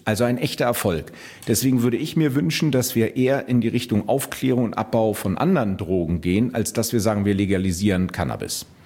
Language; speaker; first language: German; native; German